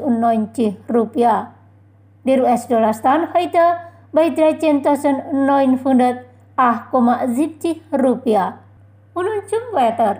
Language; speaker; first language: German; non-native, fluent; Indonesian